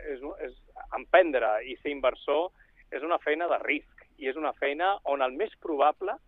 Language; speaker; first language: Catalan; native; Catalan